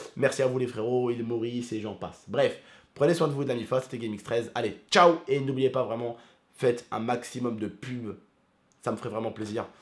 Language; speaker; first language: French; early bilingual, other home language; Arabic